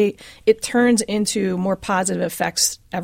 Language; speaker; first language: English; native; English